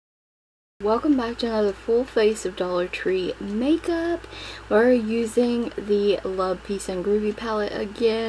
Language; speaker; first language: English; native; English